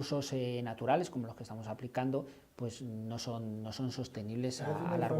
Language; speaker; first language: Spanish; native; Spanish